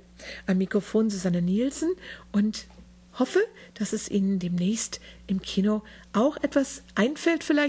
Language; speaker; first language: German; native; German